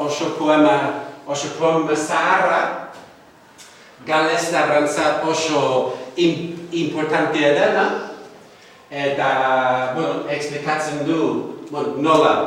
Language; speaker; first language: Basque; non-native, fluent; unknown